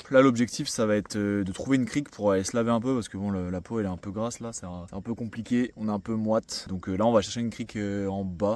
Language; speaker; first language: French; native; French